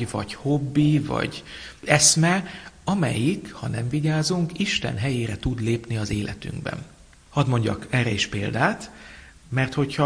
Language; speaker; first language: Hungarian; native; Hungarian